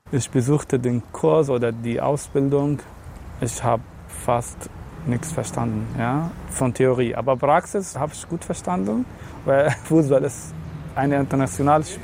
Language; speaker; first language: German; non-native, fluent; Arabic